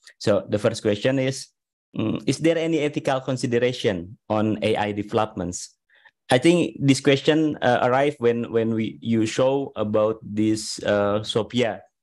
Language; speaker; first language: English; non-native, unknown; Indonesian